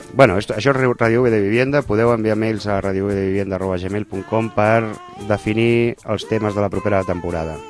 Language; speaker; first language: Catalan; non-native, local second language; Spanish